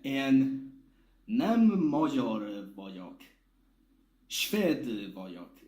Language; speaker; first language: Hungarian; non-native, learner; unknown